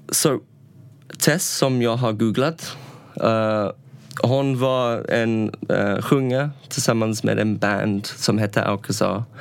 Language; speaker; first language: Swedish; non-native, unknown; English